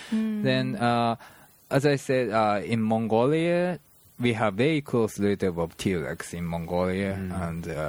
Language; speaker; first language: English; non-native, fluent; Japanese